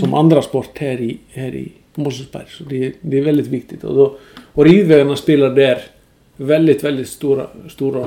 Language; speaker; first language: Swedish; non-native, fluent; Icelandic